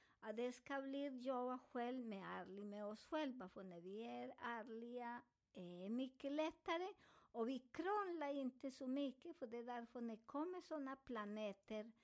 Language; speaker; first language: Swedish; non-native, fluent; Spanish